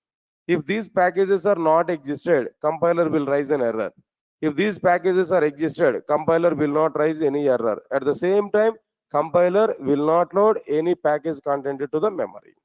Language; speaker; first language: English; non-native, local second language; Telugu